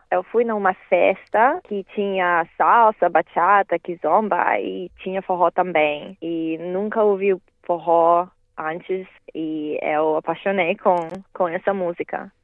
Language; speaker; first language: Portuguese; non-native, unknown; Russian